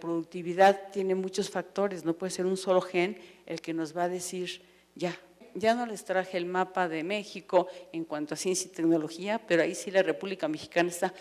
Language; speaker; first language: Spanish; native; Spanish